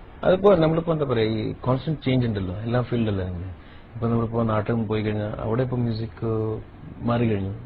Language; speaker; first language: Malayalam; early bilingual, heritage; Malayalam